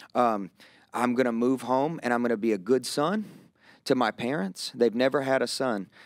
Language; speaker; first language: English; native; English